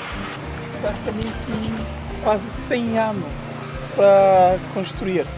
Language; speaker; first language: Portuguese; non-native, local second language; Kabuverdianu